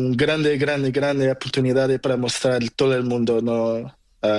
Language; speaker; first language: Spanish; non-native, learner; Portuguese